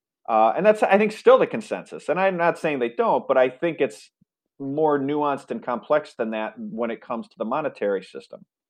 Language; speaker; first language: English; native; English